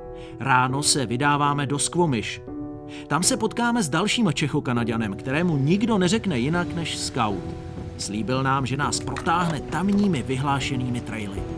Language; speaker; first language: Czech; native; Czech